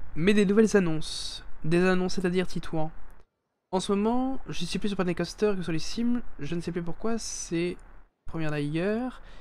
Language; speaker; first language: French; native; French